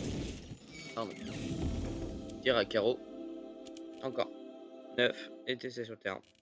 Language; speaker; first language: French; native; French